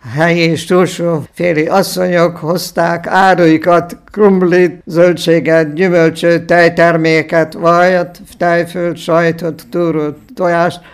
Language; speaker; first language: Hungarian; non-native, local second language; German